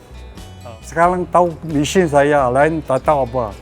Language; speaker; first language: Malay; non-native, local second language; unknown